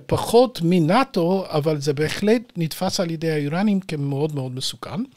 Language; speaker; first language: Hebrew; native; Hebrew